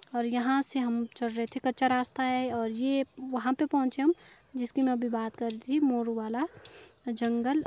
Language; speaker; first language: Hindi; native; Hindi